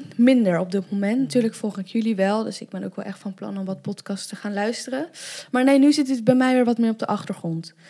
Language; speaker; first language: Dutch; native; Dutch